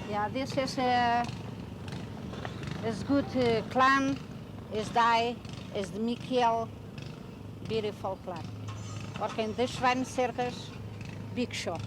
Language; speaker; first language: English; non-native, learner; Portuguese